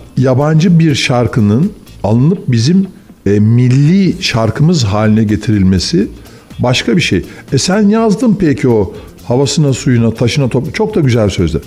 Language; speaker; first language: Turkish; native; Turkish